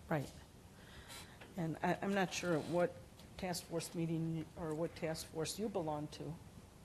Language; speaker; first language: English; early bilingual, other home language; Spanish